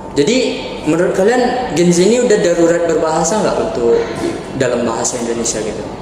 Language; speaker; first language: Indonesian; non-native, local second language; Minangkabau